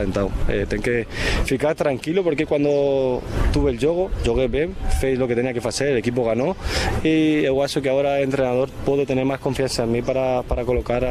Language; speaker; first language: Portuguese; non-native, fluent; Spanish